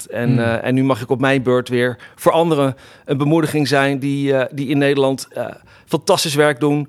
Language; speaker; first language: Dutch; native; Dutch